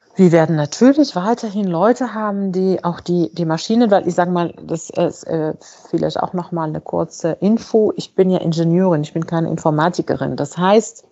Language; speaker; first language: German; non-native, fluent; Arabic